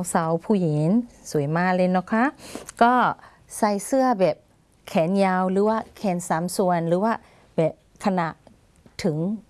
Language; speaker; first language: Thai; non-native, fluent; Burmese